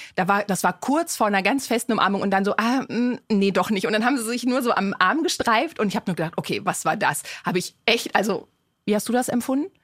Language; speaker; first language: German; native; German